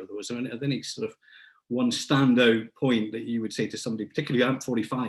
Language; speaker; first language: English; native; English